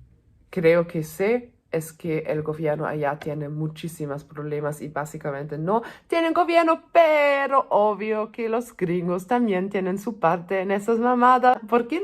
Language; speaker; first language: Spanish; non-native, fluent; German